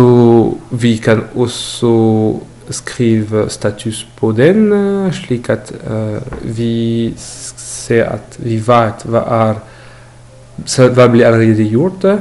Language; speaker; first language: Norwegian; non-native, fluent; French